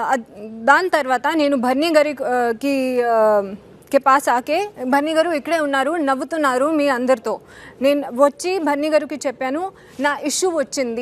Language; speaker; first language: Telugu; non-native, learner; Hindi